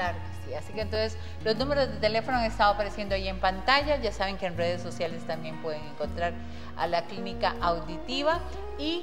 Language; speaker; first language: Spanish; native; Spanish